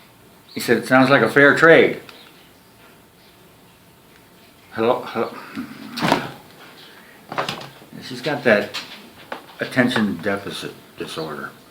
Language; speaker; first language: English; native; English